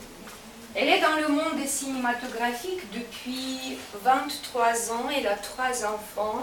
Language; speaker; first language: French; non-native, fluent; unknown